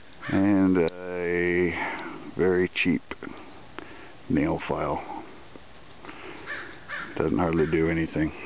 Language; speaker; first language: English; native; English